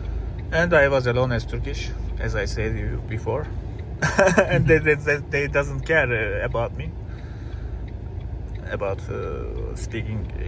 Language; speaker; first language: English; non-native, learner; Turkish